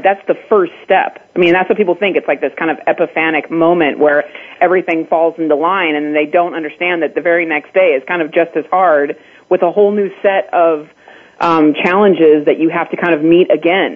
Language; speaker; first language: English; native; English